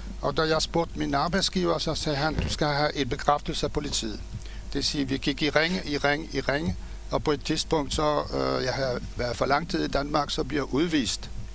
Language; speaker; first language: Danish; non-native, fluent; French